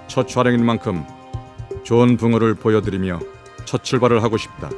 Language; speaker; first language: Korean; native; Korean